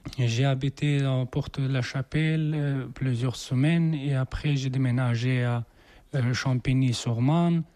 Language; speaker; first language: French; non-native, learner; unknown